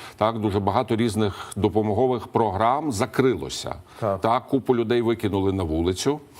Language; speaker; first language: Ukrainian; native; Ukrainian